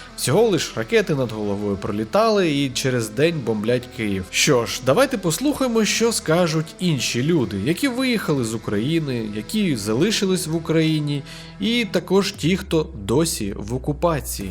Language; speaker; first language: Ukrainian; native; Ukrainian